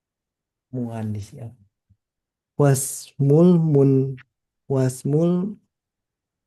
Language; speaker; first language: Arabic; non-native, learner; Indonesian